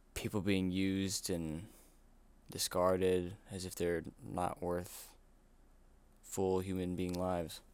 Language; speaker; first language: English; native; English